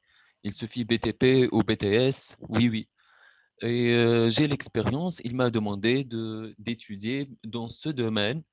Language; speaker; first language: French; non-native, local second language; Arabic